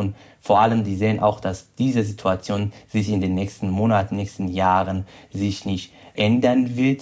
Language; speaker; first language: German; non-native, fluent; Kurdish